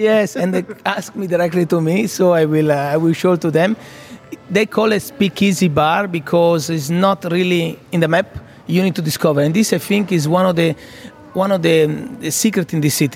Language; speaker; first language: English; non-native, fluent; Italian